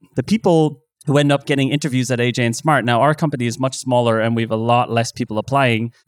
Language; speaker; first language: English; native; English